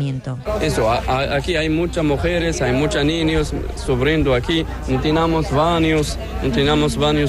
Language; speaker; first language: Spanish; non-native, learner; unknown